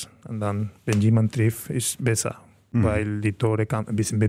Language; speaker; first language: German; non-native, learner; Spanish